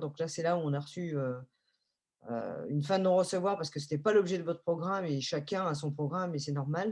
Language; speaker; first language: French; native; French